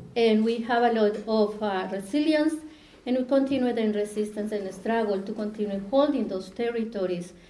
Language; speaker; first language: English; non-native, fluent; Spanish